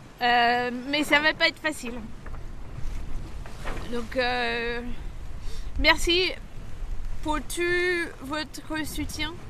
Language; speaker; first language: French; non-native, fluent; English